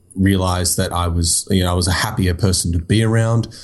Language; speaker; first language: English; native; English